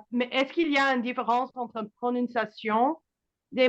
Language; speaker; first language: French; non-native, learner; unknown